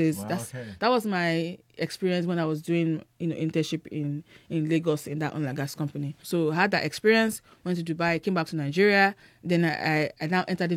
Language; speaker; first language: English; non-native, local second language; Yoruba